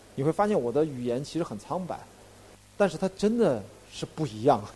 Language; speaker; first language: Chinese; native; Chinese